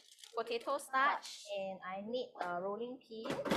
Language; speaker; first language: English; non-native, local second language; Chinese